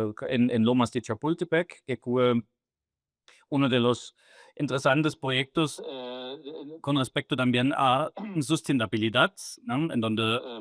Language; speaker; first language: Spanish; non-native, fluent; German